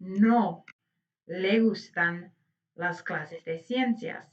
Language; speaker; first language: Spanish; non-native, fluent; English